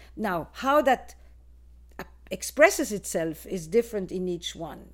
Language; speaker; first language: English; non-native, fluent; Dutch